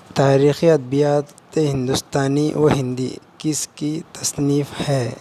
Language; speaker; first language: Urdu; native; Urdu